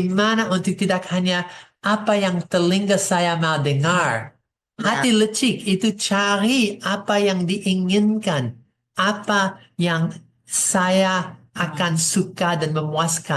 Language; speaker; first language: Indonesian; non-native, fluent; English